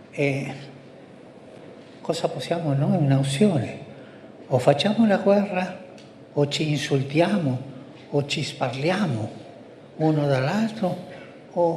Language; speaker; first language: Italian; non-native, fluent; Spanish